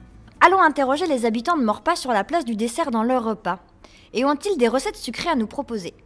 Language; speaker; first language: French; native; French